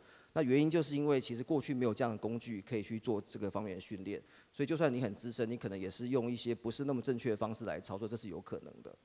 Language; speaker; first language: Chinese; native; Chinese